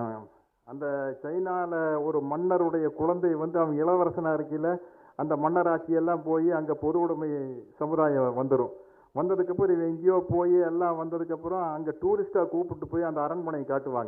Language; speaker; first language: Tamil; native; Tamil